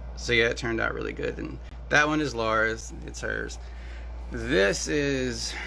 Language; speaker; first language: English; native; English